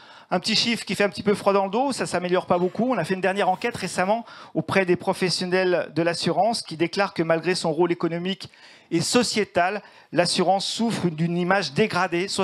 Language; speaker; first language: French; native; French